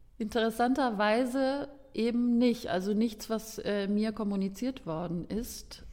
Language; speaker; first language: German; early bilingual, other home language; Lithuanian